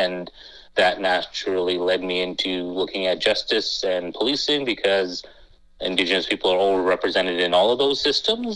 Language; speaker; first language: English; native; English